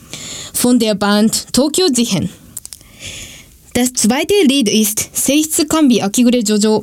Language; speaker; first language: German; non-native, learner; Japanese